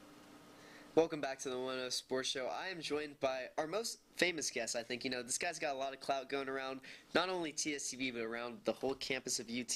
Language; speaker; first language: English; native; English